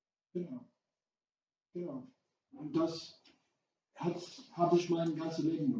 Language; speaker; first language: German; non-native, fluent; English